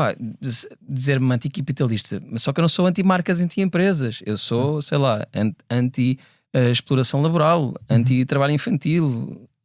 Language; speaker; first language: Portuguese; native; Portuguese